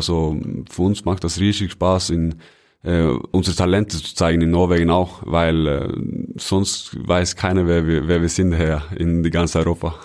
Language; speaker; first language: German; non-native, fluent; Norwegian